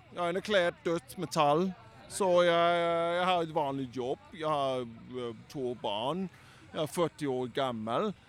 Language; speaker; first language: Swedish; non-native, learner; Danish